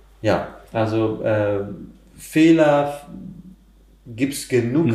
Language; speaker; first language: German; non-native, fluent; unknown